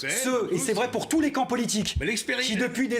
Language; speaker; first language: French; native; French